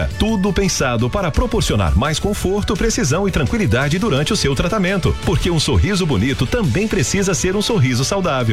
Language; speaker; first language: Portuguese; native; Portuguese